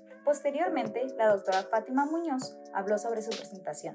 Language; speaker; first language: Spanish; native; Spanish